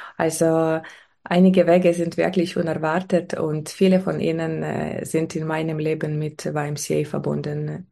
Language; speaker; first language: German; non-native, fluent; Ukrainian